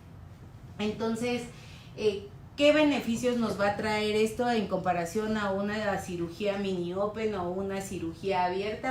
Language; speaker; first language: Spanish; native; Spanish